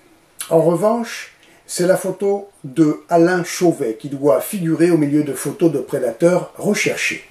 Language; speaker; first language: French; native; French